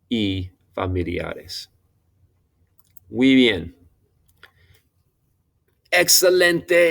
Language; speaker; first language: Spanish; non-native, fluent; English